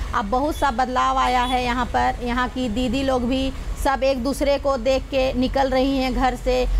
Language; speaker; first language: Hindi; native; Hindi